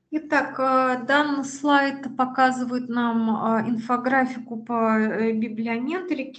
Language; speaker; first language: Russian; native; Russian